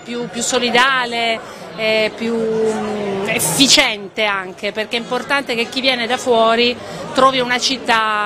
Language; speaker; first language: Italian; native; Italian